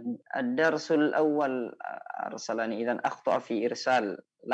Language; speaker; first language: Arabic; non-native, fluent; Indonesian